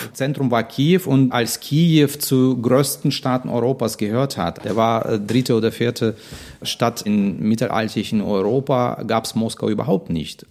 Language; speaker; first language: German; non-native, fluent; Russian